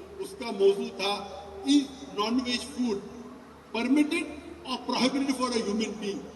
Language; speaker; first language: Urdu; non-native, local second language; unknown